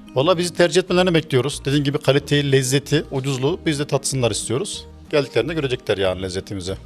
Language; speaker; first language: Turkish; native; Turkish